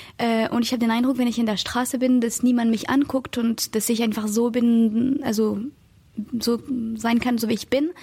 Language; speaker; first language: German; non-native, fluent; French